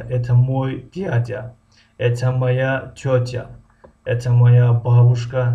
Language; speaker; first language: Russian; non-native, fluent; Persian